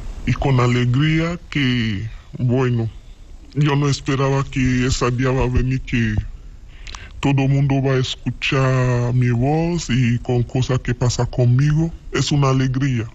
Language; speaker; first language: Spanish; non-native, learner; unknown